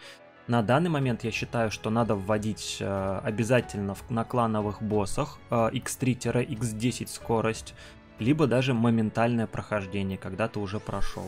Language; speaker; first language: Russian; native; Russian